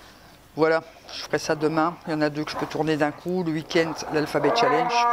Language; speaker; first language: French; native; French